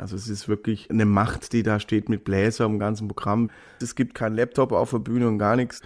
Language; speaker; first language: German; native; German